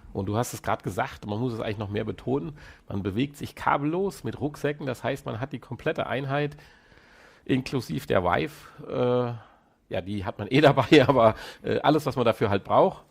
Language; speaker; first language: German; native; German